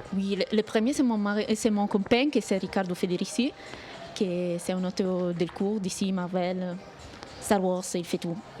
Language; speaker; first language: French; non-native, fluent; Italian